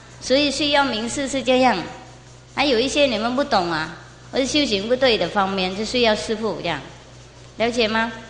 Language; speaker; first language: Chinese; non-native, fluent; Vietnamese